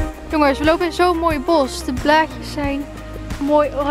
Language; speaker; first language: Dutch; native; Dutch